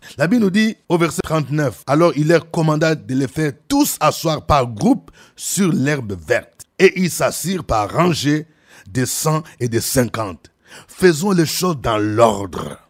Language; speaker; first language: French; non-native, local second language; Lingala